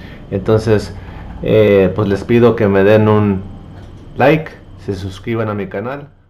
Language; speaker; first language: Spanish; native; Spanish